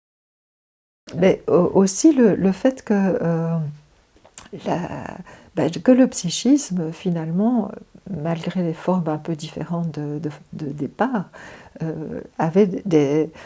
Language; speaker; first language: French; native; French